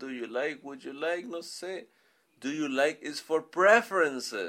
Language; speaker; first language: English; non-native, fluent; Spanish